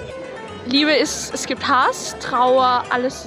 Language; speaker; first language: German; non-native, learner; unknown